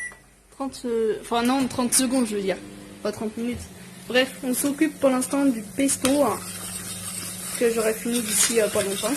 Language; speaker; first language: French; native; French